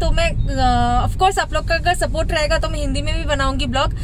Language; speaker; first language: Hindi; non-native, local second language; Bangla